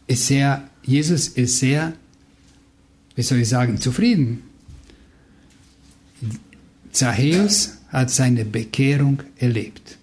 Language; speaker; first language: German; non-native, fluent; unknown